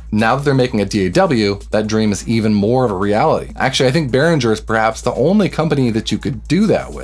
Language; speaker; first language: English; native; English